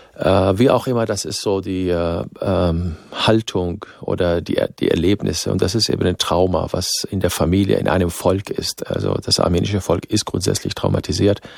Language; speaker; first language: German; non-native, fluent; Arabic